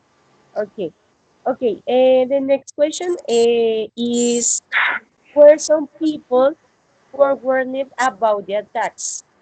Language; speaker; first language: English; non-native, learner; Spanish